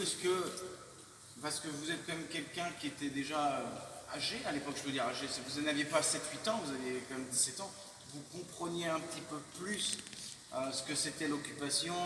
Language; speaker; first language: French; native; French